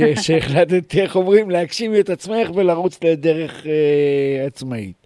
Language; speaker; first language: Hebrew; native; Hebrew